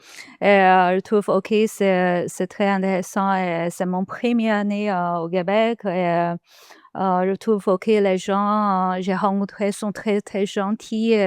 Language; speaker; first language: French; non-native, learner; Chinese